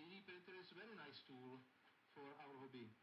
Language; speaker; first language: English; non-native, learner; Czech